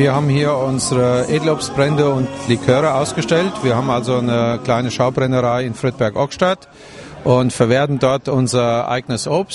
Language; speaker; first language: German; native; German